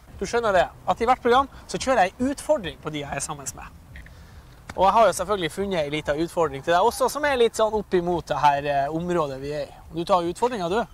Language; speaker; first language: Norwegian; native; Norwegian